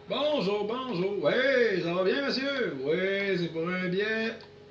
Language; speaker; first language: French; native; French